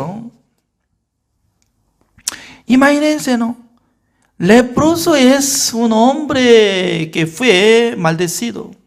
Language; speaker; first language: Spanish; non-native, fluent; Korean